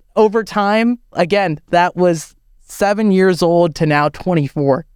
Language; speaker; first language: English; native; English